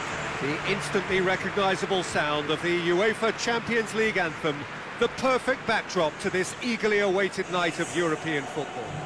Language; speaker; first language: English; native; English